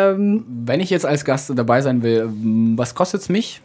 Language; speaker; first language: German; native; German